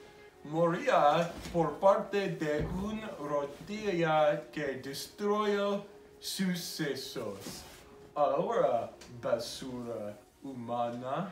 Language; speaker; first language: Spanish; non-native, learner; English